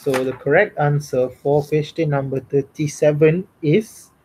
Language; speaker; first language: English; non-native, local second language; Malay